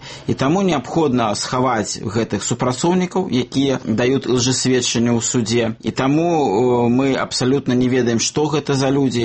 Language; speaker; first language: Belarusian; native; Belarusian